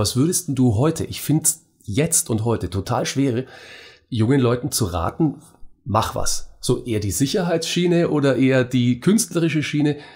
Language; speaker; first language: German; native; German